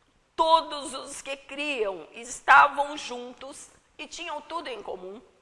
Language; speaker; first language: Portuguese; native; Portuguese